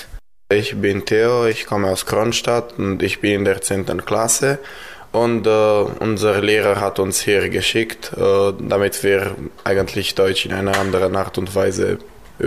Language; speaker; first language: German; non-native, local second language; Romanian